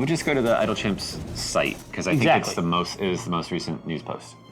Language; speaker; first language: English; native; English